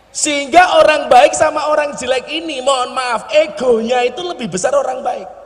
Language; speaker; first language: Indonesian; non-native, local second language; Javanese